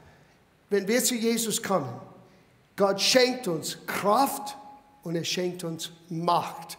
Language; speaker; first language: German; non-native, fluent; English